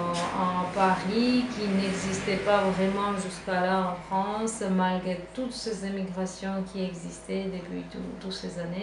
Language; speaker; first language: French; non-native, fluent; Georgian